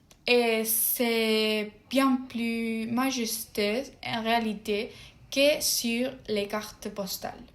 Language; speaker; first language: French; non-native, fluent; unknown